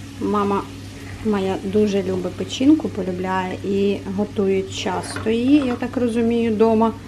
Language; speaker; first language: Ukrainian; native; Ukrainian